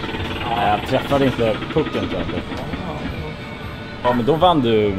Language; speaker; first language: Swedish; native; Swedish